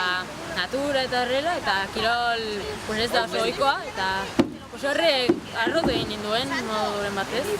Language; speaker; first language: Basque; non-native, local second language; Spanish